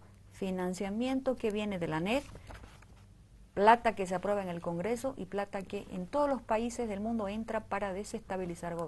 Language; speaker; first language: Spanish; native; Spanish